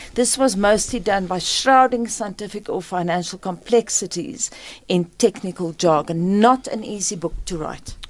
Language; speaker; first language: English; non-native, local second language; Afrikaans